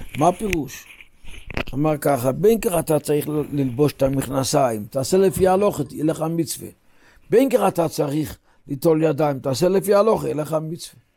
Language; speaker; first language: Hebrew; non-native, local second language; Yiddish